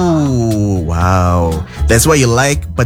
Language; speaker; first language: English; non-native, fluent; Indonesian